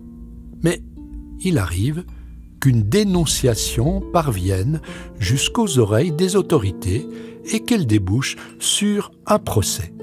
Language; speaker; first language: French; native; French